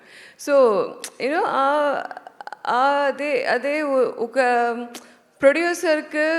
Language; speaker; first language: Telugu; non-native, learner; Tamil